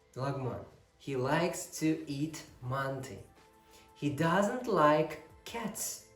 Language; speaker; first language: English; non-native, fluent; Kazakh